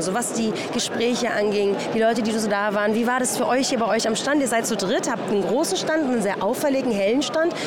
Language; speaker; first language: German; native; German